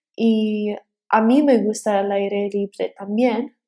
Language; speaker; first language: Spanish; early bilingual, heritage; Spanish